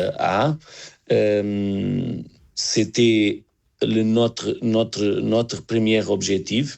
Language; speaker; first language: French; non-native, learner; Portuguese